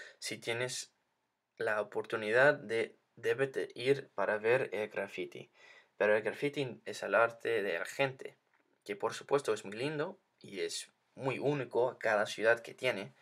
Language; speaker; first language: Spanish; non-native, learner; English